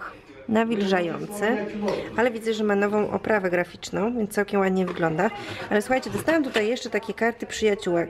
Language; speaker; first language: Polish; native; Polish